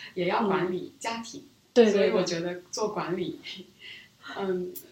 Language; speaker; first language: Chinese; early bilingual, other home language; Korean